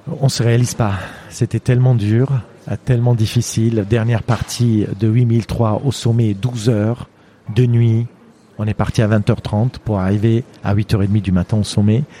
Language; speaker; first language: French; non-native, fluent; Armenian